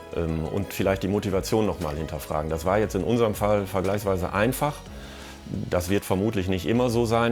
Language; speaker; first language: German; native; German